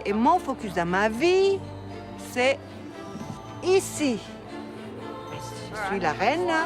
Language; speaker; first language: French; non-native, fluent; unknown